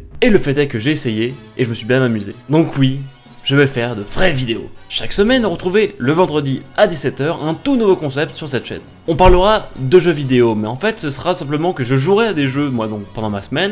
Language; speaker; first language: French; native; French